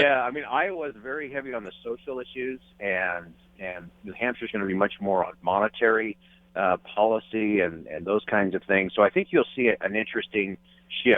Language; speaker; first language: English; native; English